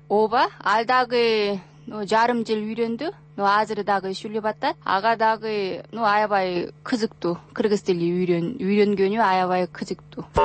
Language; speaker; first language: Kyrgyz; non-native, learner; Korean